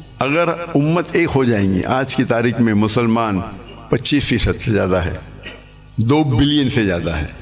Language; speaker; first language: Urdu; non-native, local second language; English